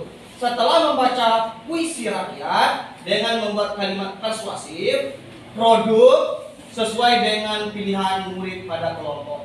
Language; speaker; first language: Indonesian; native; Indonesian